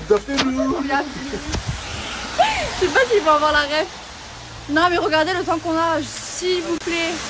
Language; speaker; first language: French; native; French